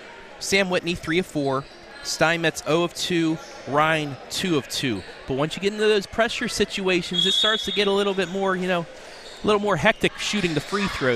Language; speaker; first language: English; native; English